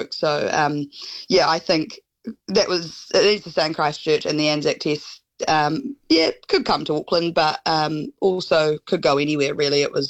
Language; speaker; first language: English; native; English